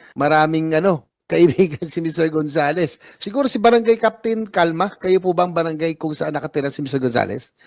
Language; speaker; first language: Filipino; native; Filipino